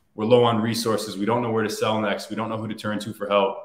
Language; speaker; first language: English; native; English